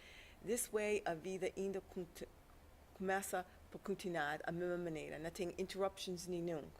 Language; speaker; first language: Portuguese; early bilingual, heritage; English